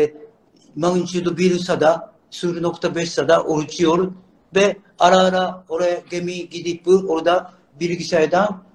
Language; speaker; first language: Turkish; non-native, learner; Japanese